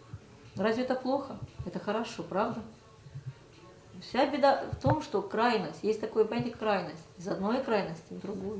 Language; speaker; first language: Russian; native; Russian